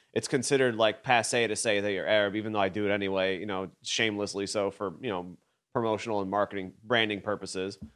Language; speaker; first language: English; native; English